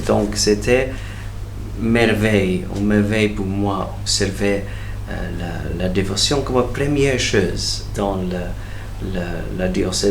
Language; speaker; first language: French; non-native, fluent; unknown